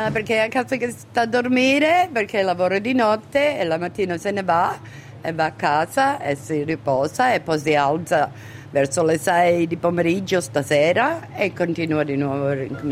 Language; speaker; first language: Italian; early bilingual, other home language; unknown